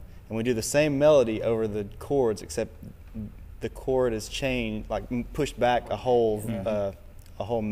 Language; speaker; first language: English; native; English